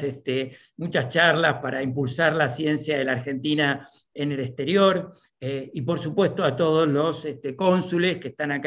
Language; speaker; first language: Spanish; native; Spanish